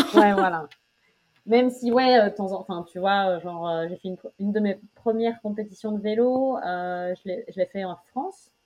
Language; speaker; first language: French; native; French